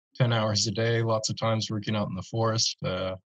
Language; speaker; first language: English; native; English